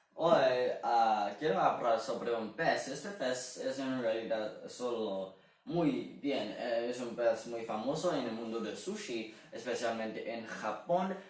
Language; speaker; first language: Spanish; non-native, learner; Chinese